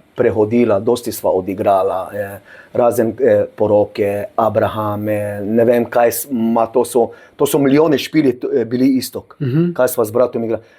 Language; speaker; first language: Slovenian; non-native, local second language; Romany